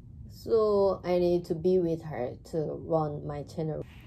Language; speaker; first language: English; non-native, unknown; Korean